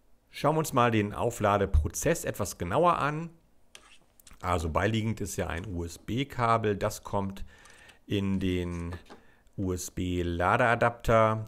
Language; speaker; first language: German; native; German